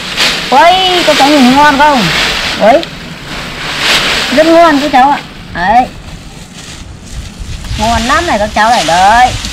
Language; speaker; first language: Vietnamese; native; Vietnamese